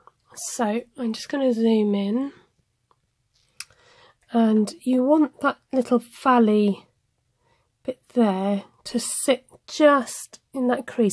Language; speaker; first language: English; native; English